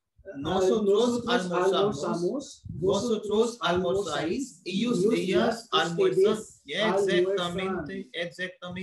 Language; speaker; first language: Spanish; non-native, fluent; Hindi